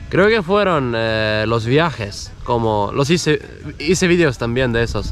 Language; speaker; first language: Spanish; non-native, fluent; Estonian